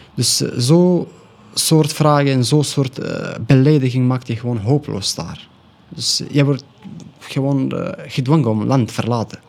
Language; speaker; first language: Dutch; non-native, learner; Pashto